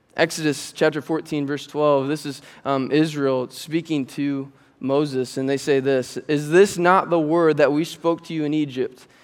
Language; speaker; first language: English; native; English